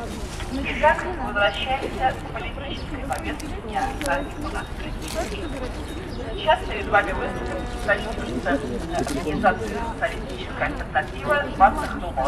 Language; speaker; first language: Russian; native; Russian